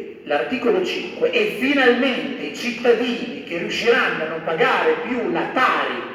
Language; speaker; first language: Italian; native; Italian